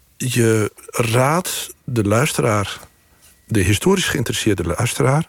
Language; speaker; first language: Dutch; native; Dutch